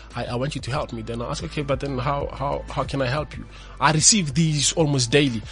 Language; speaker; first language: English; non-native, local second language; Northern Sotho